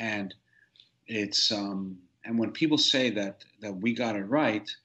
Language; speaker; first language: English; native; English